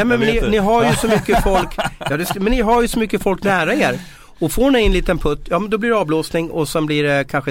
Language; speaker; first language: Swedish; native; Swedish